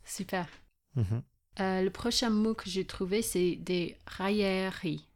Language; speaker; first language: French; non-native, fluent; English